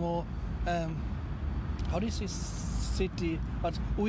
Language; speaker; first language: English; non-native, fluent; German